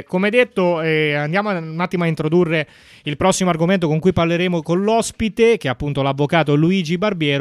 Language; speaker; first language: Italian; native; Italian